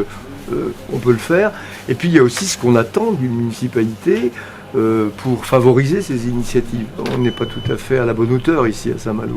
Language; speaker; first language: French; native; French